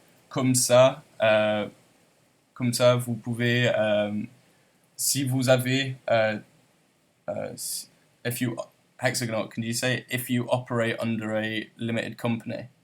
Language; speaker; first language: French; non-native, learner; English